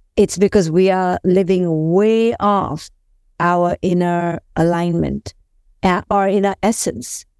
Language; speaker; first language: English; non-native, local second language; Hindi